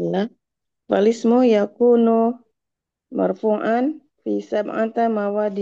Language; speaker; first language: Arabic; non-native, learner; Indonesian